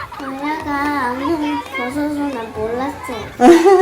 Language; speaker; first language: Korean; early bilingual, heritage; Korean